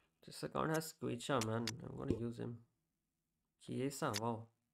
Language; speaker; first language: English; non-native, local second language; Hindi